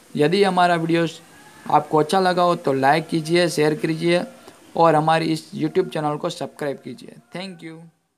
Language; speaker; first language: Hindi; non-native, local second language; Gujarati